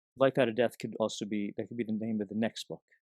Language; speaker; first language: English; native; English